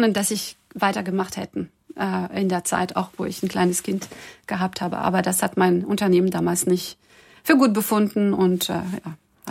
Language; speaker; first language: German; non-native, fluent; French